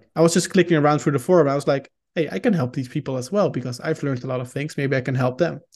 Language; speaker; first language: English; non-native, fluent; Dutch